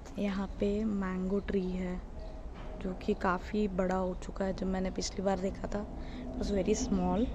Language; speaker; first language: Hindi; non-native, local second language; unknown